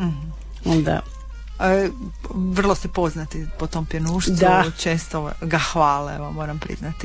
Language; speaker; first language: Serbian; native; Serbian